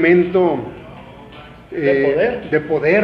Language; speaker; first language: Spanish; native; Spanish